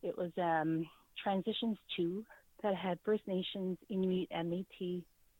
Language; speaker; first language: English; native; English